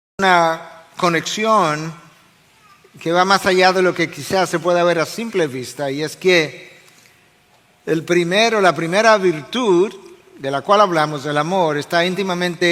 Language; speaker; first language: Spanish; native; Spanish